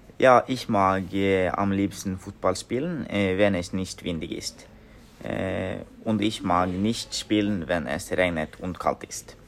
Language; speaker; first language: German; non-native, learner; Norwegian